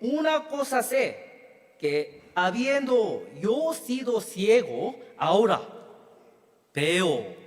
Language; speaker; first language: Spanish; non-native, learner; Korean